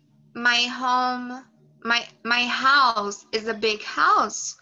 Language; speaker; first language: English; non-native, fluent; Portuguese